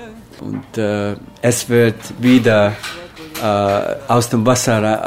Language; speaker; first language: German; non-native, fluent; Croatian